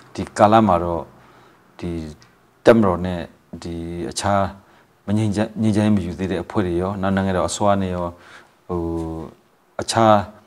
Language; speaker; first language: Burmese; non-native, local second language; Hakha Chin